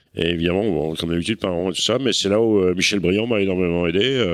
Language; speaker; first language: French; native; French